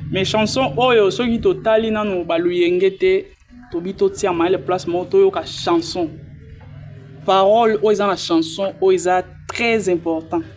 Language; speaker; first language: Lingala; native; Lingala